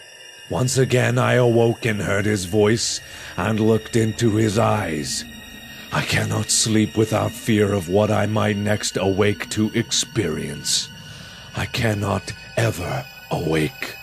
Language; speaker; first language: English; native; English